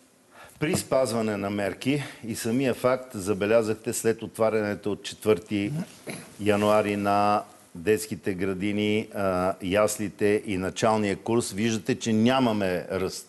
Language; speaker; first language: Bulgarian; native; Bulgarian